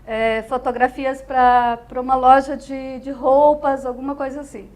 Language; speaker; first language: Portuguese; native; Portuguese